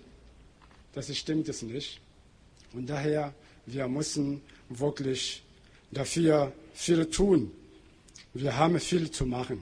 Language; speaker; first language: German; non-native, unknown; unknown